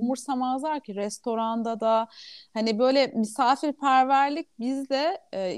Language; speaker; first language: Turkish; native; Turkish